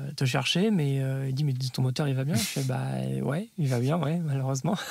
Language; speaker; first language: French; native; French